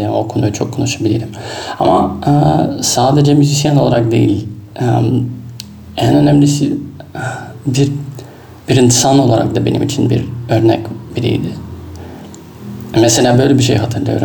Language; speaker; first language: Turkish; non-native, fluent; Russian